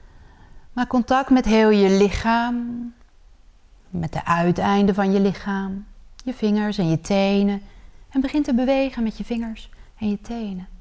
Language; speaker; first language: Dutch; native; Dutch